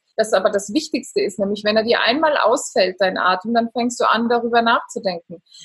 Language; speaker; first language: German; non-native, fluent; Italian